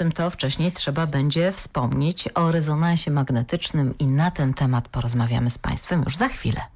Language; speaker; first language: Polish; native; Polish